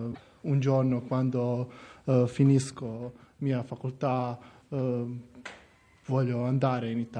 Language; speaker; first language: Italian; non-native, learner; Serbian